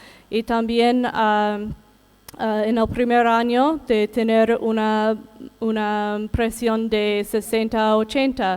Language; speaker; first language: Spanish; non-native, fluent; English